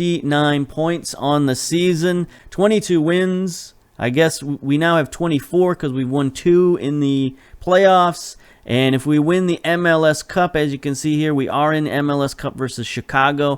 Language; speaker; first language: English; native; English